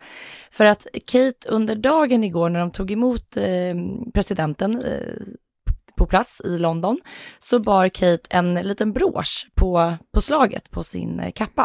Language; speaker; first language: Swedish; native; Swedish